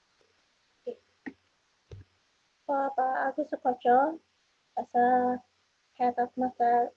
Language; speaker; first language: English; non-native, fluent; Indonesian